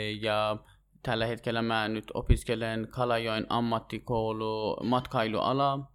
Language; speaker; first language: Finnish; non-native, learner; Persian